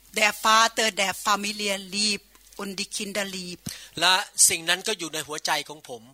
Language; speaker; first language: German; non-native, learner; Thai